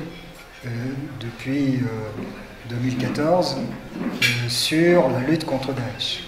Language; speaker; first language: French; native; French